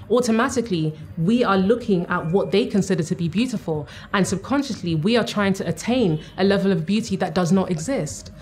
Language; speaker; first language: English; native; English